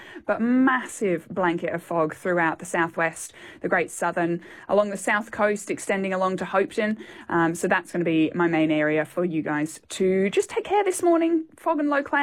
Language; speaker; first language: English; native; English